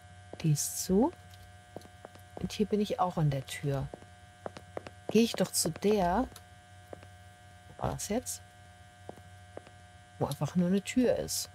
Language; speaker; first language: German; native; German